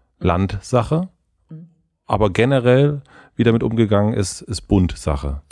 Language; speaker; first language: German; native; German